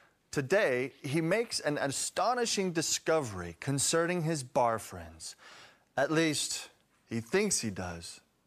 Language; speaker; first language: English; native; English